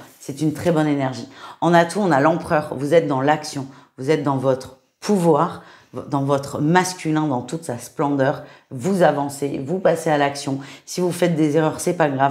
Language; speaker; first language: French; native; French